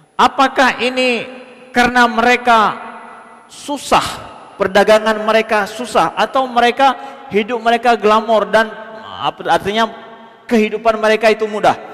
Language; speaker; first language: Malay; non-native, local second language; Achinese